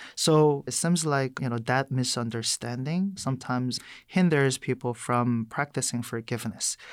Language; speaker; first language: English; non-native, fluent; Korean